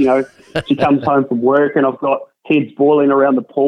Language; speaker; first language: English; native; English